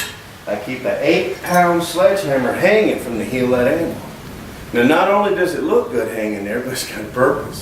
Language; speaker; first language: English; native; English